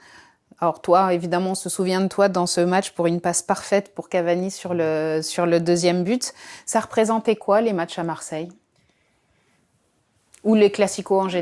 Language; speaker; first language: French; native; French